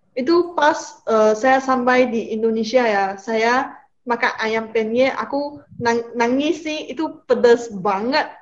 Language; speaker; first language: Indonesian; non-native, fluent; Malay